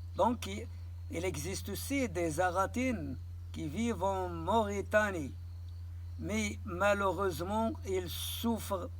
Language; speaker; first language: French; non-native, local second language; Arabic